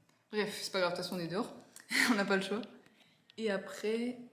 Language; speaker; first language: French; native; French